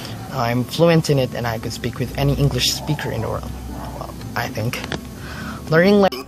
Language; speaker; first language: English; non-native, local second language; Filipino